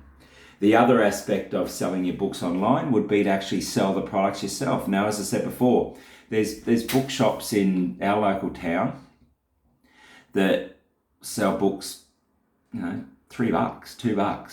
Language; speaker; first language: English; native; English